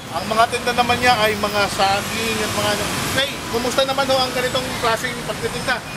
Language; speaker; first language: Filipino; native; Filipino